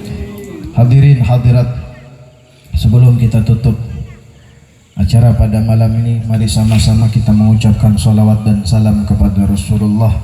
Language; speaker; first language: Indonesian; non-native, local second language; Banjar